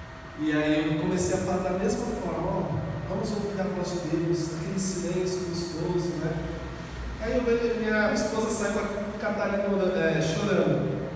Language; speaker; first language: Portuguese; native; Portuguese